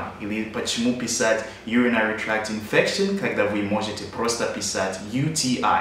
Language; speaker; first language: Russian; non-native, fluent; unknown